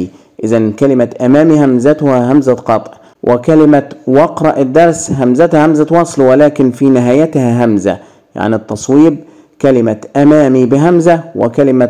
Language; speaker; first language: Arabic; native; Arabic